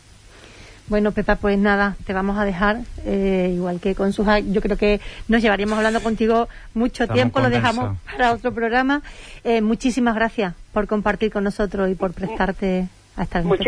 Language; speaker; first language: Spanish; native; Spanish